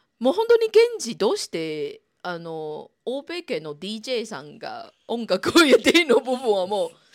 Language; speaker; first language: Japanese; non-native, fluent; Chinese